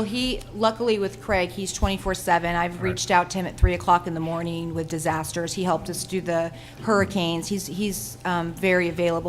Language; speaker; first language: English; native; English